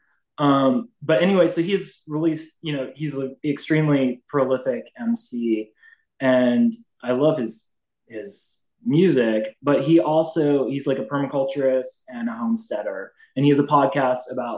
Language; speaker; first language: English; native; English